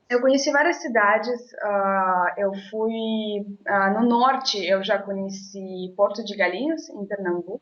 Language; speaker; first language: Portuguese; non-native, fluent; Russian